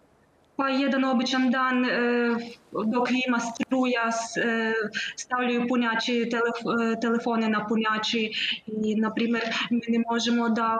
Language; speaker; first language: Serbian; non-native, learner; Ukrainian